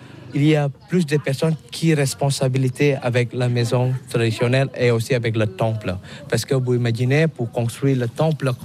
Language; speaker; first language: French; non-native, learner; Balinese